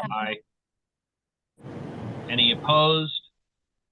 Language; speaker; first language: English; native; English